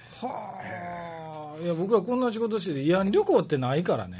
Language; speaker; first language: Japanese; native; Japanese